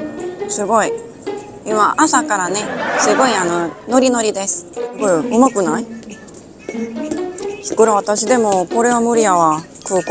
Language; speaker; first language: Japanese; non-native, fluent; Korean